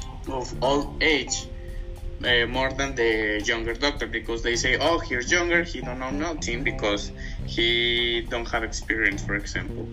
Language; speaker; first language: English; non-native, learner; Spanish